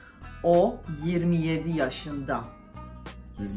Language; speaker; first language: Turkish; early bilingual, heritage; Turkish